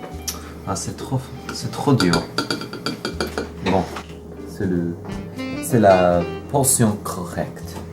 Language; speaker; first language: French; non-native, learner; English